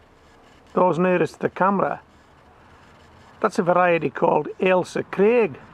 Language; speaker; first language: English; native; English